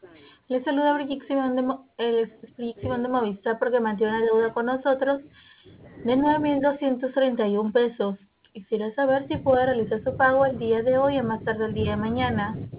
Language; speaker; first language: Spanish; native; Spanish